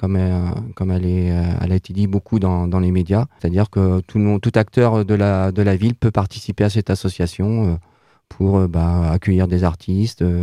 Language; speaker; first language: French; native; French